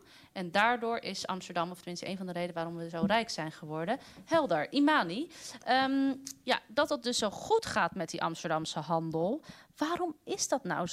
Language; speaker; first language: Dutch; native; Dutch